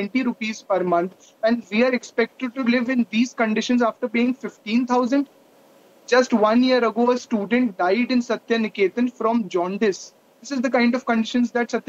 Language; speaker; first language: English; non-native, local second language; Hindi